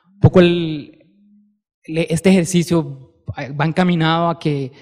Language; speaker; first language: Spanish; native; Spanish